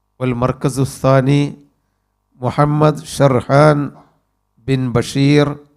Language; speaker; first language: Arabic; non-native, fluent; Malayalam